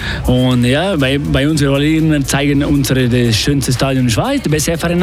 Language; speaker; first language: German; non-native, local second language; French